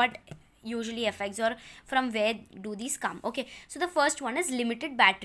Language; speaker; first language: English; non-native, local second language; Telugu